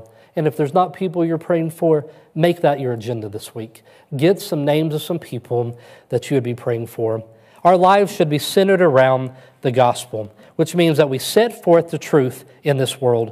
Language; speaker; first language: English; native; English